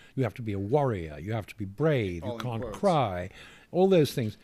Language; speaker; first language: English; native; English